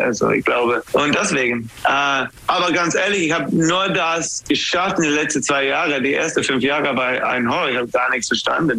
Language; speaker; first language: German; non-native, learner; English